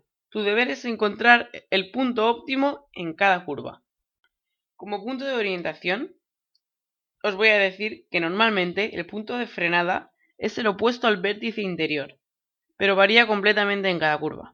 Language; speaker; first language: Spanish; native; Spanish